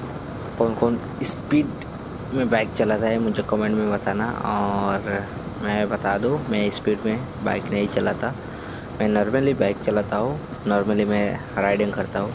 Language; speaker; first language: Hindi; non-native, local second language; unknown